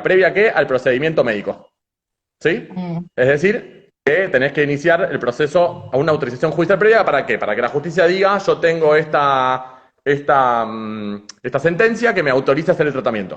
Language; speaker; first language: Spanish; native; Spanish